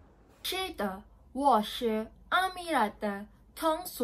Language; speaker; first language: Chinese; non-native, learner; Malay